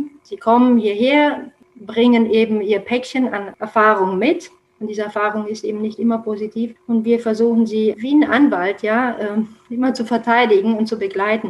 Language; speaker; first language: German; non-native, fluent; Romanian